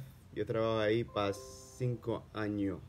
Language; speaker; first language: Spanish; non-native, learner; English